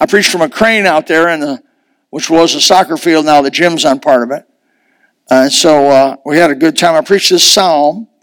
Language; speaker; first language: English; native; English